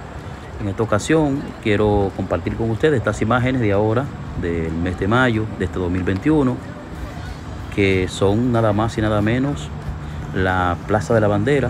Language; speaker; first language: Spanish; native; Spanish